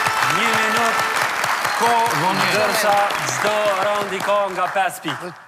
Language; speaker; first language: Albanian; native; Albanian